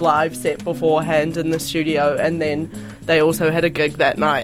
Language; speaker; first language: English; native; English